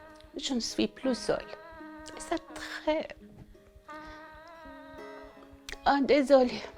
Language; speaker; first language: French; non-native, fluent; Arabic